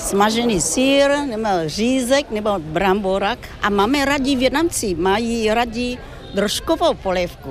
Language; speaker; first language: Czech; non-native, fluent; Vietnamese